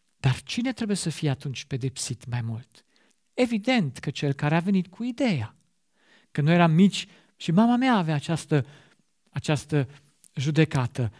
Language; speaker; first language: Romanian; non-native, fluent; German